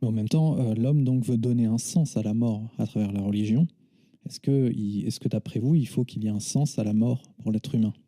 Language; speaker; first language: French; native; French